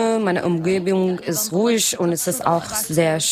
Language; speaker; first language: German; non-native, learner; Arabic